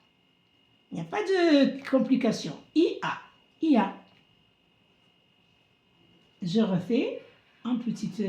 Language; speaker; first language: French; non-native, local second language; Arabic